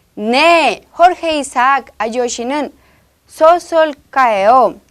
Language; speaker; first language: Korean; non-native, learner; Spanish